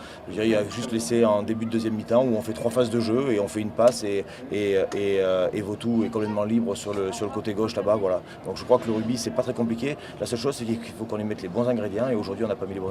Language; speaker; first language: French; native; French